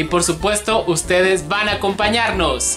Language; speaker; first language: Spanish; native; Spanish